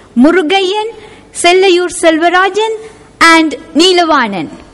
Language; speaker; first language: English; non-native, local second language; Tamil